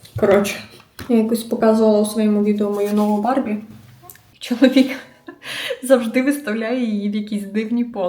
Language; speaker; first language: Ukrainian; native; Ukrainian